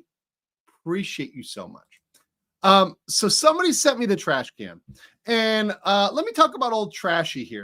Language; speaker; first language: English; native; English